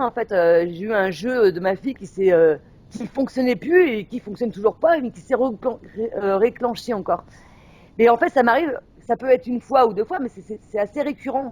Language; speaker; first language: French; native; French